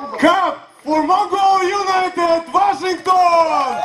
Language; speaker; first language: English; non-native, learner; Russian